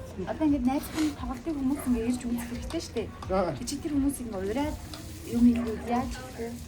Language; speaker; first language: Mongolian; early bilingual, heritage; Mongolian